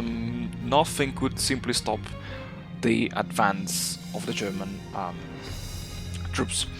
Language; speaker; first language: English; non-native, fluent; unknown